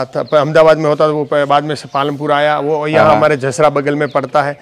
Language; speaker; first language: Hindi; non-native, local second language; Gujarati